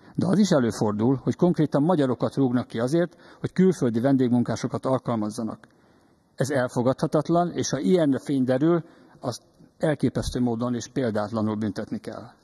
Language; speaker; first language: Hungarian; native; Hungarian